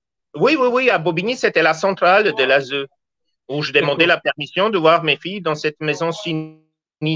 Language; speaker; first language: French; native; French